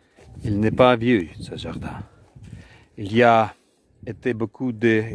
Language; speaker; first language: French; non-native, learner; Ukrainian